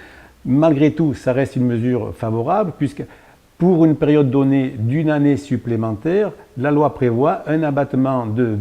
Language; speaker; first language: French; native; French